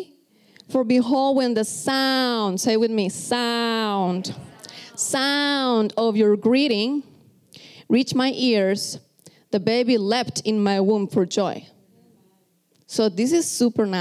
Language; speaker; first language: English; non-native, fluent; Spanish